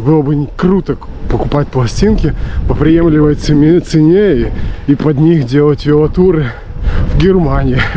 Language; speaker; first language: Russian; native; Russian